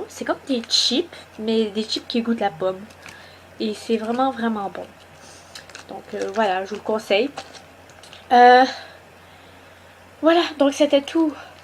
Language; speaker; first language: French; native; French